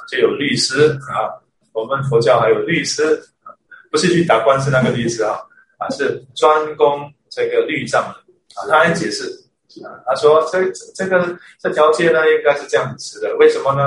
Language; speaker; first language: Chinese; early bilingual, other home language; English